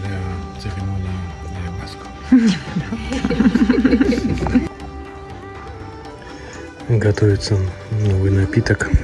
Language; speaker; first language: Russian; native; Russian